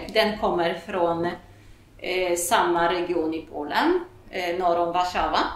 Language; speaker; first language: Swedish; non-native, fluent; Polish